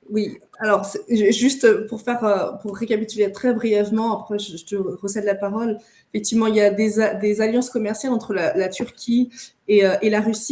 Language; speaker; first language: French; native; French